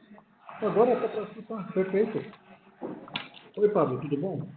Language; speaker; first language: Portuguese; non-native, fluent; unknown